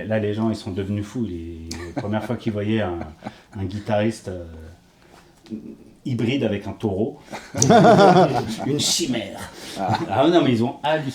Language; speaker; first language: French; native; French